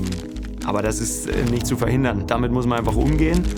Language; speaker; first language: German; native; German